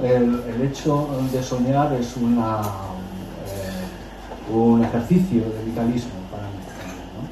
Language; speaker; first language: Spanish; native; Spanish